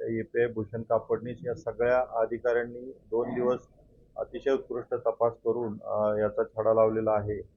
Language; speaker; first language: Marathi; native; Marathi